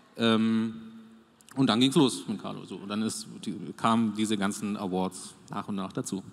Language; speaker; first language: German; native; German